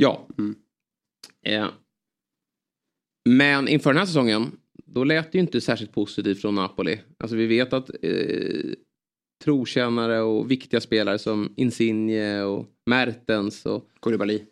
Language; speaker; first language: Swedish; native; Swedish